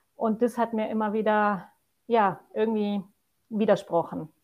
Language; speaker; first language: German; non-native, fluent; Polish